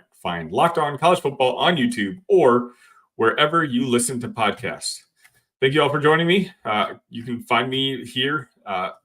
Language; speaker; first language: English; native; English